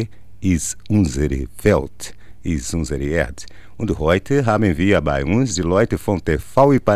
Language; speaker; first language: German; non-native, learner; Portuguese